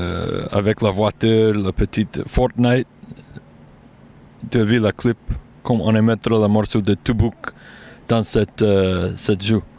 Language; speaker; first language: French; non-native, learner; English